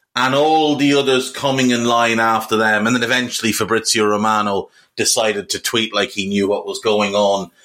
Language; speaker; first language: English; native; English